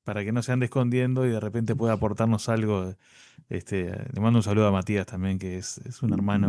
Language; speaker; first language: Spanish; native; Spanish